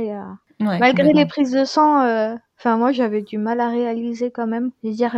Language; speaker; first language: French; native; French